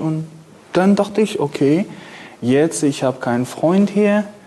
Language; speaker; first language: German; non-native, fluent; Kurdish